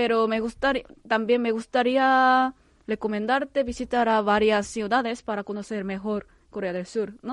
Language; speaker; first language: Spanish; non-native, fluent; Korean